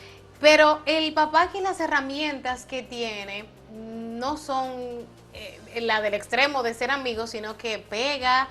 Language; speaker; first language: Spanish; native; Spanish